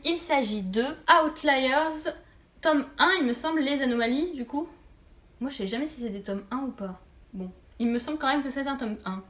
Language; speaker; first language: French; native; French